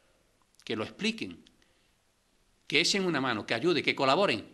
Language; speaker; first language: Spanish; native; Spanish